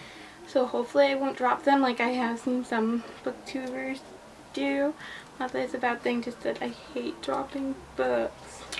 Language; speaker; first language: English; native; English